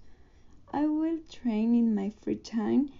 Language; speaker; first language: English; non-native, learner; Spanish